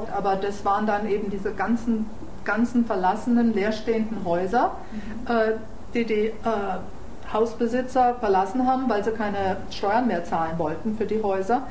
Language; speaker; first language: German; native; German